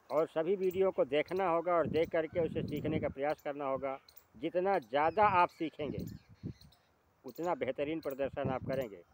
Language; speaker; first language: Hindi; native; Hindi